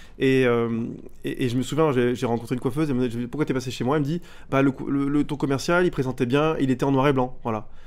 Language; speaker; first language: French; native; French